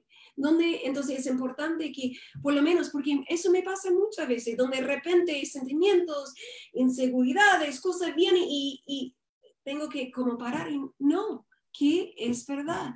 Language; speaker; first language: Spanish; non-native, fluent; English